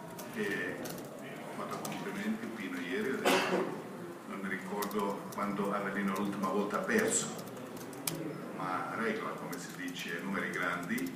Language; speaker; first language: Italian; non-native, fluent; Croatian